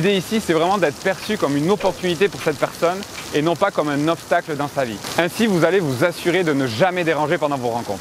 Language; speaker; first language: French; native; French